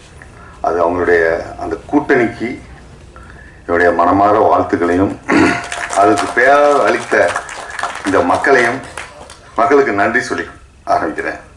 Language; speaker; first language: Tamil; native; Tamil